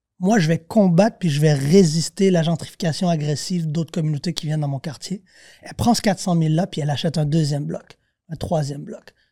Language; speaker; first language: French; native; French